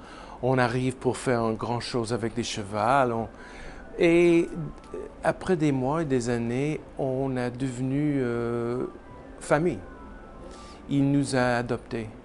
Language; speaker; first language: French; non-native, learner; English